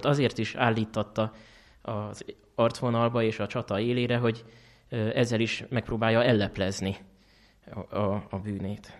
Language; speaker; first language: Hungarian; native; Hungarian